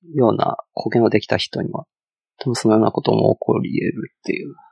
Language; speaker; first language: Japanese; non-native, fluent; Chinese